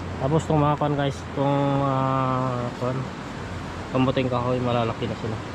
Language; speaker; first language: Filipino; non-native, local second language; Iloko